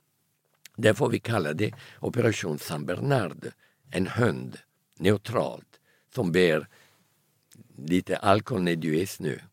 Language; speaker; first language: Swedish; early bilingual, heritage; Italian